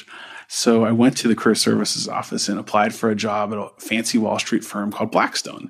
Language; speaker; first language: English; native; English